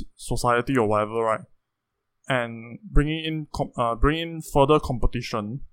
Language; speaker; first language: English; native; English